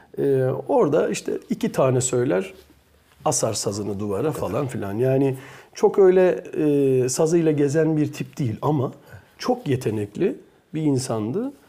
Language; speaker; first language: Turkish; early bilingual, heritage; Turkish